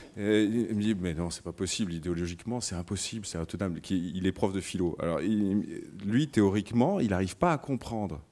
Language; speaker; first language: French; native; French